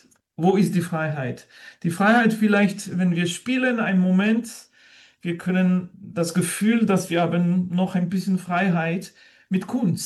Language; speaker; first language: German; non-native, fluent; French